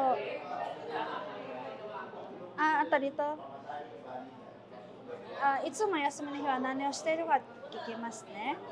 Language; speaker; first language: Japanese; non-native, fluent; Filipino